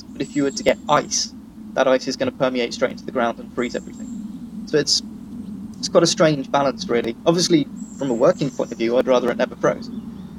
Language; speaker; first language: English; native; English